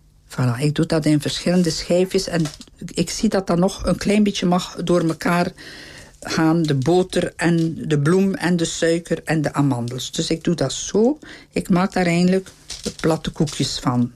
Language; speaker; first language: Dutch; native; Dutch